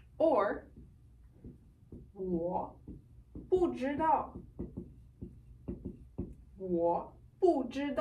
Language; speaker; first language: Chinese; non-native, fluent; French